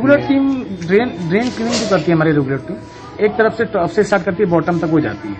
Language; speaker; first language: Hindi; native; Hindi